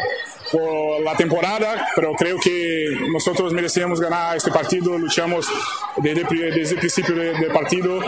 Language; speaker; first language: Spanish; non-native, fluent; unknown